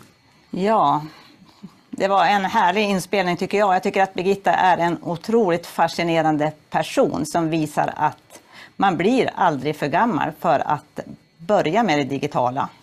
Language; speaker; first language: Swedish; native; Swedish